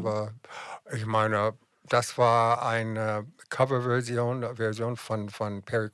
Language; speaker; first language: German; non-native, fluent; English